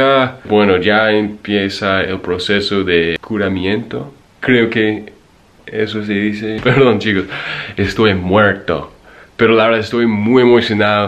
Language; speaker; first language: Spanish; non-native, fluent; English